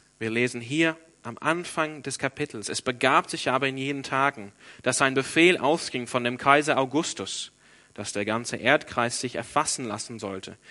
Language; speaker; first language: German; non-native, fluent; English